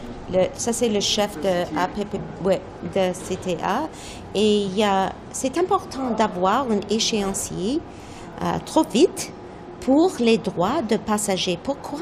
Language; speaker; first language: French; non-native, fluent; English